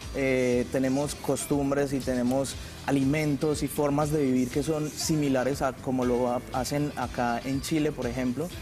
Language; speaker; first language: Spanish; native; Spanish